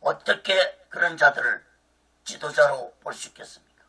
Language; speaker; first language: Korean; native; Korean